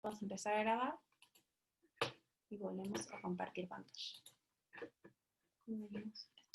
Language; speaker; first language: Spanish; native; Spanish